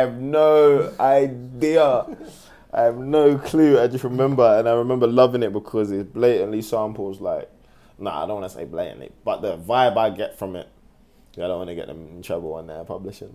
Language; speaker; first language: English; native; English